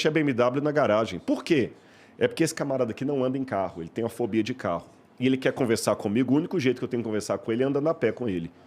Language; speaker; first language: Portuguese; native; Portuguese